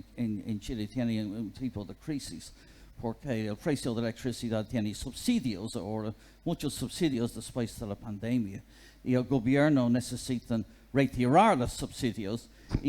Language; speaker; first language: Spanish; non-native, fluent; English